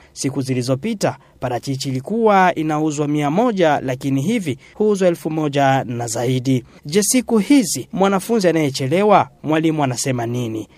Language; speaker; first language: Swahili; non-native, local second language; Rundi